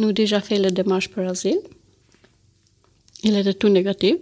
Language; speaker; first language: French; non-native, learner; Albanian